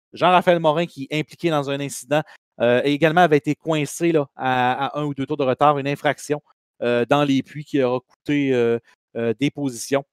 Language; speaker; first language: French; native; French